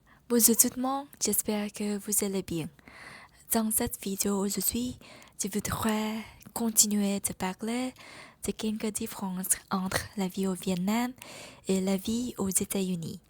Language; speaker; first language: French; non-native, learner; Vietnamese